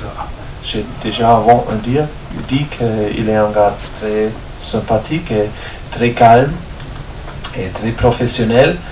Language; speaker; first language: French; non-native, learner; German